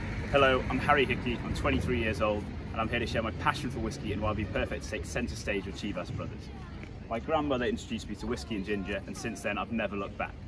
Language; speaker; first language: English; native; English